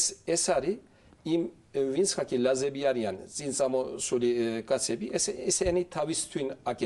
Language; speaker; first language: Georgian; early bilingual, heritage; Turkish